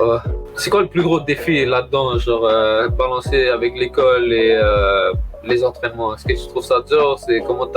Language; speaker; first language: French; native; French